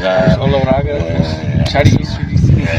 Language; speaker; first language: Indonesian; non-native, learner; English